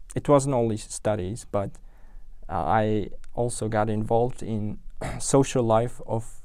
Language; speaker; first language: English; non-native, fluent; Uzbek